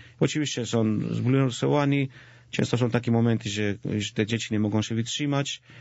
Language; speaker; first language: Polish; non-native, fluent; Georgian